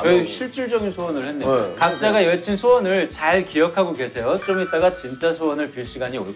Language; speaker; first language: Korean; native; Korean